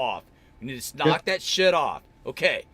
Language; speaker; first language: English; native; English